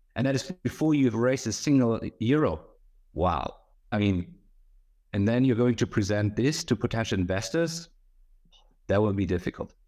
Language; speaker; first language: English; non-native, fluent; German